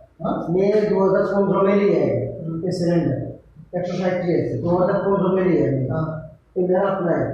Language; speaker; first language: Hindi; non-native, learner; Bangla